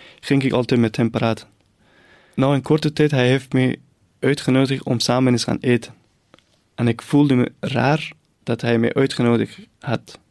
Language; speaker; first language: Dutch; non-native, fluent; Persian